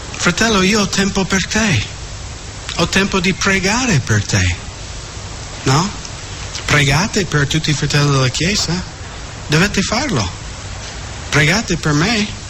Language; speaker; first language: Italian; non-native, fluent; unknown